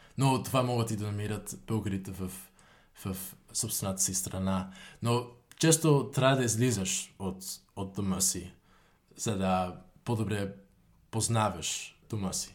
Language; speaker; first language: Bulgarian; non-native, fluent; Dutch